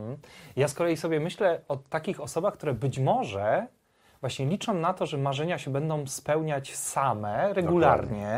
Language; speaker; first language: Polish; native; Polish